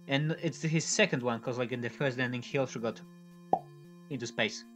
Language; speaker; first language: English; non-native, fluent; Polish